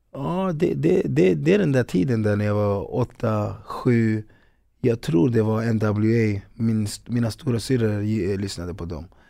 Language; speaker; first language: Swedish; early bilingual, other home language; Ganda